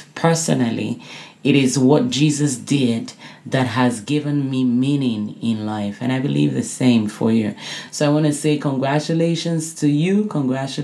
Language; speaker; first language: English; non-native, local second language; Yoruba